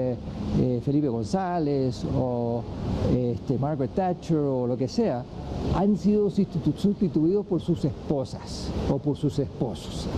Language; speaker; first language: Spanish; native; Spanish